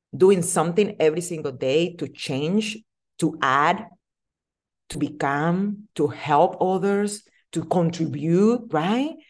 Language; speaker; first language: English; non-native, fluent; Spanish